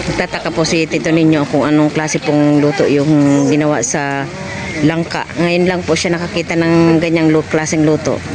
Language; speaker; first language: Filipino; native; Filipino